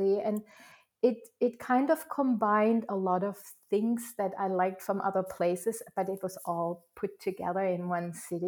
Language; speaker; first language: English; non-native, fluent; German